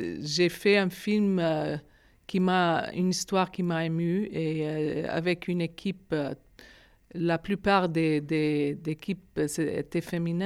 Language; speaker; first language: French; non-native, fluent; Arabic